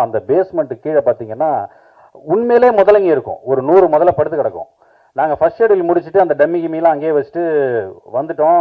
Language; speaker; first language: Tamil; native; Tamil